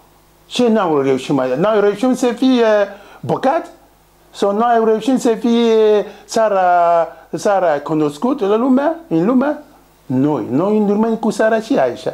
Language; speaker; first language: Romanian; non-native, learner; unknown